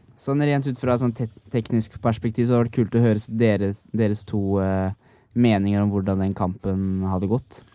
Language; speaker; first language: Norwegian; native; Norwegian